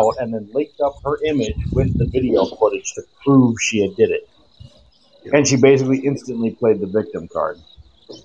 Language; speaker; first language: English; native; English